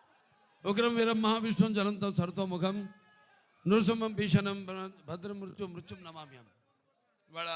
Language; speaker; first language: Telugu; native; Telugu